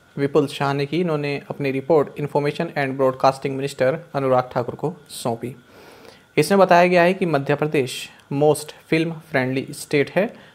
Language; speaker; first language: Hindi; native; Hindi